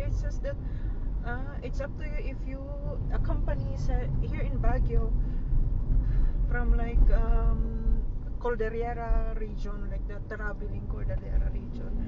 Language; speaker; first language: English; non-native, local second language; Iloko